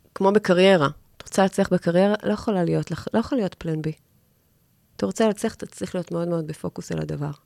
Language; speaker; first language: Hebrew; native; Hebrew